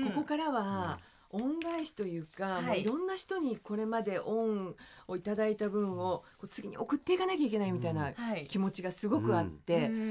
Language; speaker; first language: Japanese; native; Japanese